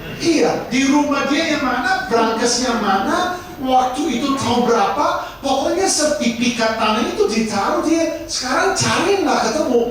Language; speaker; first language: Indonesian; non-native, fluent; English